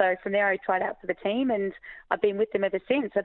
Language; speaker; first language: English; native; English